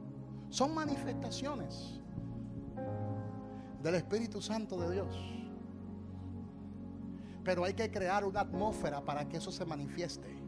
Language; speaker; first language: Spanish; native; Spanish